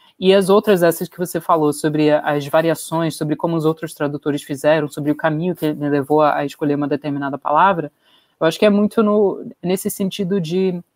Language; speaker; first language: Portuguese; non-native, fluent; English